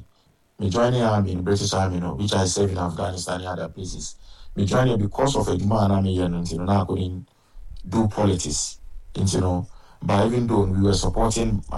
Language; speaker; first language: English; non-native, local second language; Akan